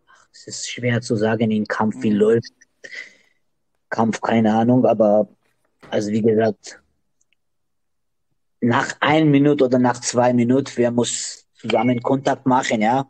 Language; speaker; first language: German; non-native, learner; Georgian